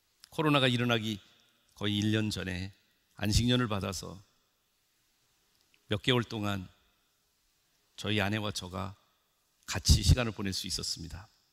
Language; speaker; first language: Korean; native; Korean